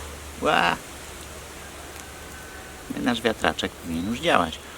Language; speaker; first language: Polish; native; Polish